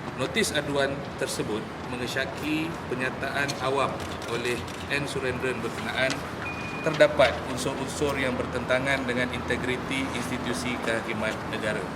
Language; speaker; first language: Malay; native; Malay